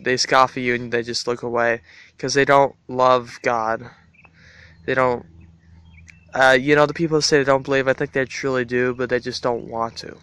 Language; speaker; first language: English; native; English